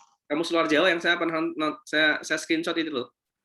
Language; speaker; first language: Indonesian; native; Indonesian